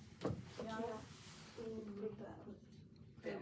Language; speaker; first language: French; non-native, learner; English